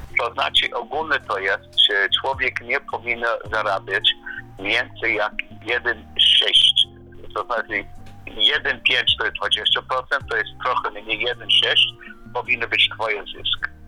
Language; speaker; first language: Polish; non-native, learner; English